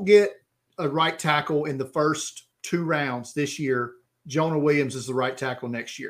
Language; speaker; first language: English; native; English